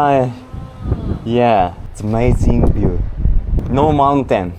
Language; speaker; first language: English; non-native, learner; Japanese